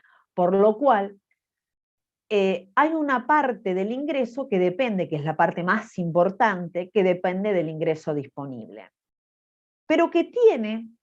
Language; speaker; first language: Spanish; native; Spanish